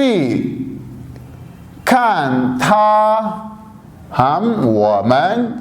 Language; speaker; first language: Chinese; non-native, fluent; Urdu